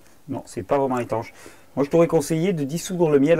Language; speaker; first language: French; native; French